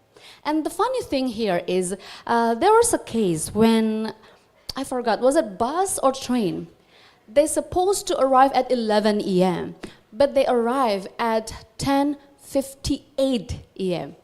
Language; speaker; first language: English; non-native, fluent; Balinese